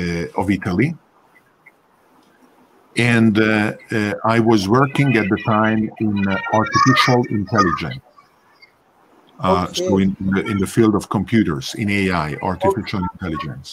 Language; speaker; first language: English; non-native, fluent; Hungarian